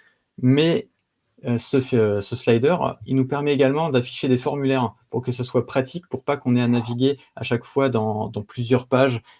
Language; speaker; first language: French; native; French